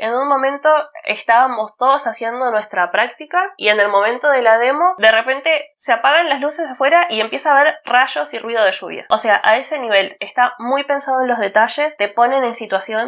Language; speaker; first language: Spanish; native; Spanish